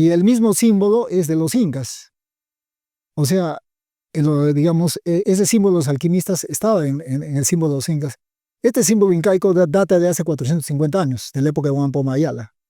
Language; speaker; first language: Spanish; native; Spanish